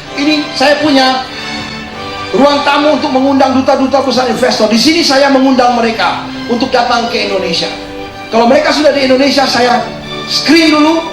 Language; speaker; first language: Indonesian; early bilingual, heritage; Indonesian